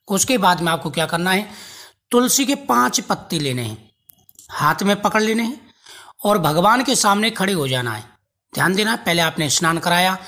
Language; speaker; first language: Hindi; native; Hindi